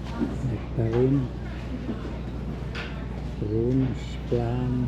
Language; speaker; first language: English; non-native, learner; Filipino